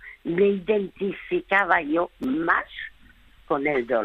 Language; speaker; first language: Spanish; early bilingual, other home language; French